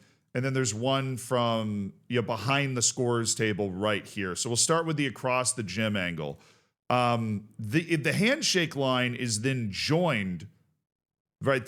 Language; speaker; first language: English; native; English